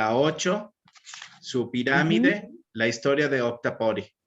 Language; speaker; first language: Spanish; native; Spanish